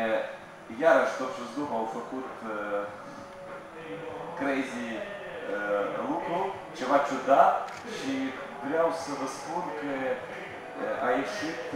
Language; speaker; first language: Romanian; non-native, local second language; Russian